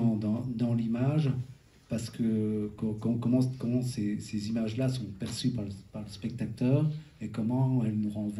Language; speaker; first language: French; native; French